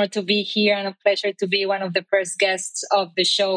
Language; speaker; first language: English; non-native, fluent; Spanish